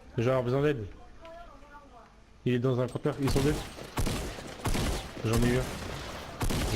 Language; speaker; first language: French; native; French